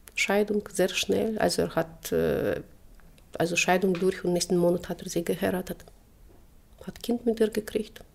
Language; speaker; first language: German; non-native, fluent; Russian